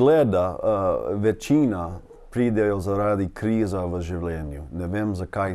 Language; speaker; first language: Slovenian; non-native, learner; English